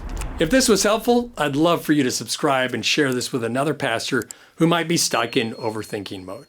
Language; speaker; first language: English; native; English